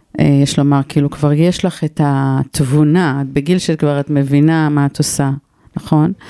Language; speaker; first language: Hebrew; native; Hebrew